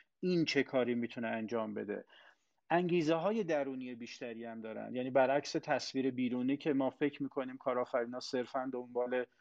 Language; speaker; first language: Persian; non-native, local second language; Azerbaijani